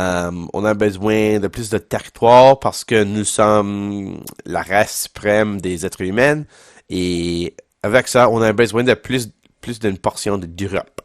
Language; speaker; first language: French; non-native, local second language; English